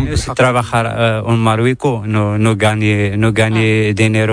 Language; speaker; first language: Spanish; non-native, learner; Arabic